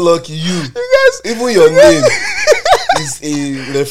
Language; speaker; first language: English; non-native, local second language; Igbo